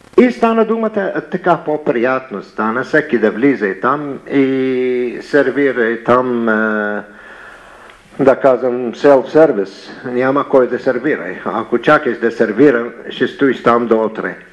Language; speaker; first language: Bulgarian; non-native, learner; Arabic